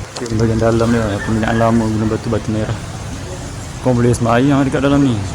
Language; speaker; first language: Malay; native; Malay